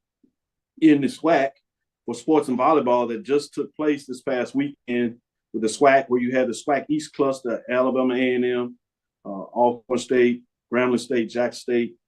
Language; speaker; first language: English; native; English